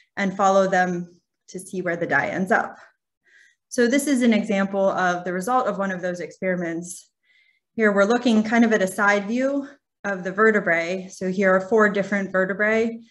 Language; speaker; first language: English; native; English